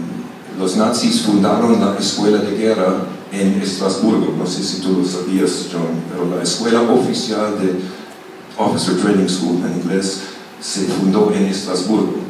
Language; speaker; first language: Spanish; non-native, fluent; German